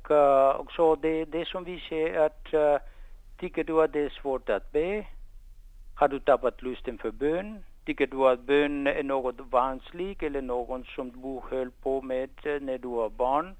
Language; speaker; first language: Swedish; non-native, fluent; Spanish